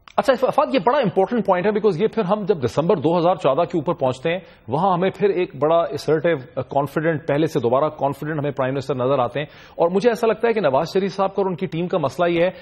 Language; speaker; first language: Urdu; native; Urdu